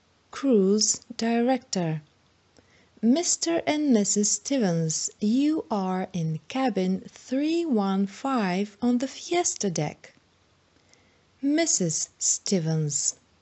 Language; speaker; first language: English; non-native, fluent; Bulgarian